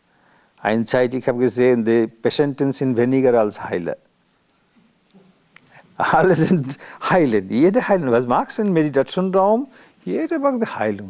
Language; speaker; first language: German; non-native, learner; Bangla